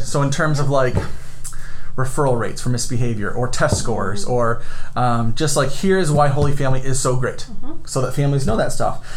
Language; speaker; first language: English; native; English